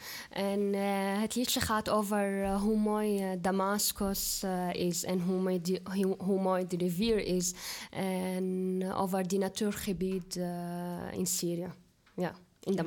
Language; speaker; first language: Dutch; non-native, fluent; Arabic